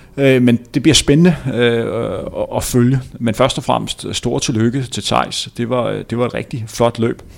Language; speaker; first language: Danish; native; Danish